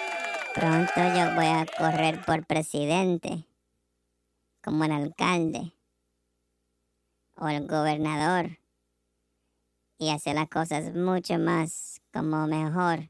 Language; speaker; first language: Spanish; non-native, learner; English